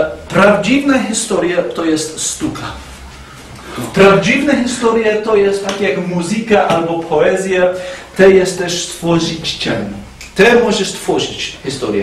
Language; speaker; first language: Polish; non-native, fluent; English